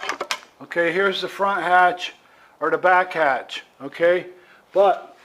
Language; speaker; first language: English; native; English